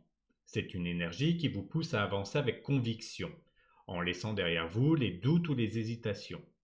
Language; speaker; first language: French; native; French